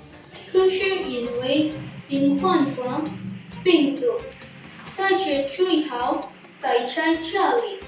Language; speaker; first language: Chinese; non-native, learner; Indonesian